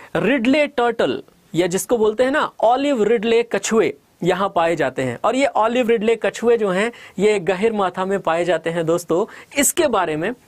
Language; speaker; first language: Hindi; native; Hindi